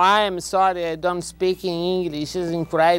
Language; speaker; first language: English; non-native, learner; Italian